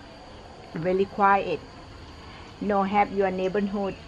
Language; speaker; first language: English; non-native, learner; Thai